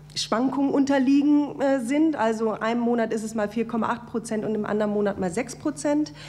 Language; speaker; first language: German; native; German